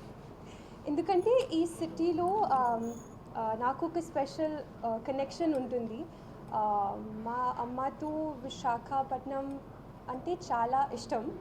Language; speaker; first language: Telugu; non-native, learner; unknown